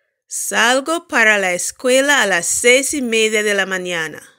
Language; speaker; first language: Spanish; non-native, fluent; English